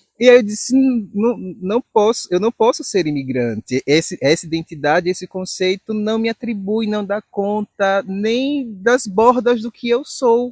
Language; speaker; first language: Portuguese; native; Portuguese